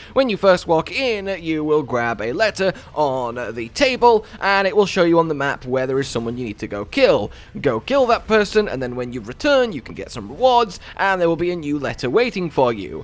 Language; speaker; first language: English; native; English